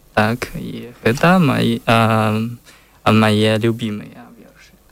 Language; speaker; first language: Belarusian; non-native, learner; Chinese